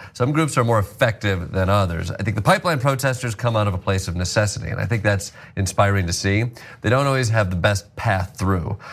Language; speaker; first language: English; native; English